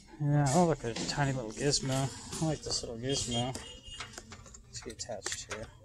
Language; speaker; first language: English; native; English